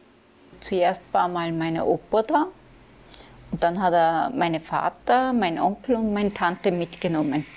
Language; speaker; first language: German; early bilingual, other home language; Turkish